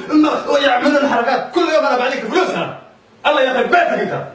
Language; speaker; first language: Arabic; non-native, learner; Somali